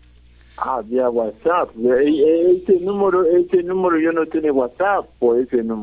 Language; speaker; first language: Spanish; non-native, learner; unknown